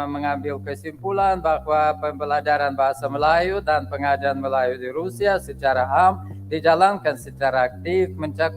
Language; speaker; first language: Indonesian; non-native, fluent; Russian